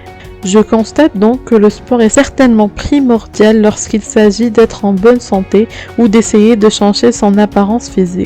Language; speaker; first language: French; native; French